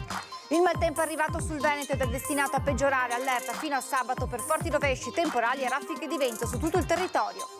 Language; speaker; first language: Italian; native; Italian